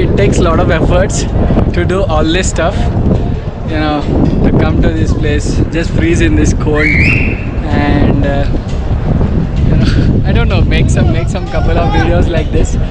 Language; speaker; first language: English; non-native, local second language; Telugu